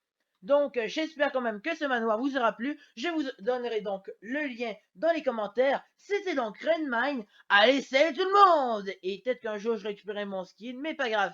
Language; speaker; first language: French; native; French